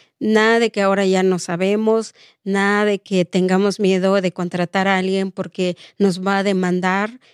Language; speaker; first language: Spanish; non-native, local second language; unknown